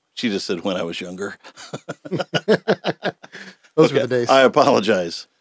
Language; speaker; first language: English; native; English